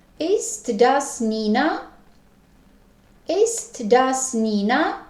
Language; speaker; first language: German; non-native, fluent; Ukrainian